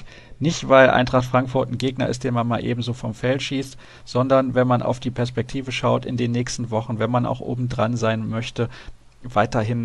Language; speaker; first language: German; native; German